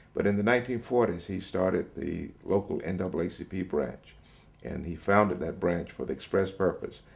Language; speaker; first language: English; native; English